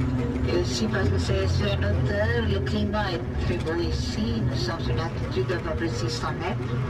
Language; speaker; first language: French; non-native, fluent; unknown